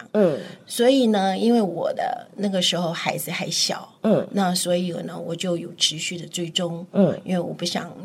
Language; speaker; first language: Chinese; native; Chinese